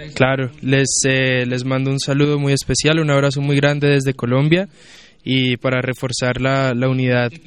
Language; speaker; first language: Spanish; native; Spanish